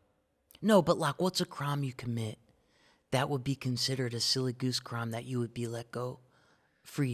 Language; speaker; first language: English; native; English